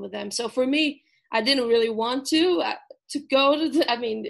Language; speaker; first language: English; non-native, fluent; Portuguese